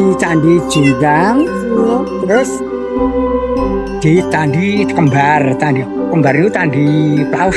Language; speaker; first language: Indonesian; non-native, local second language; Javanese